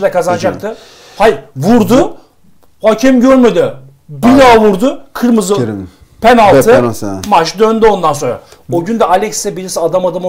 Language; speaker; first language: Turkish; native; Turkish